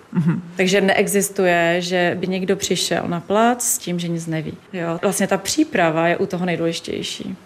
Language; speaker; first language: Czech; native; Czech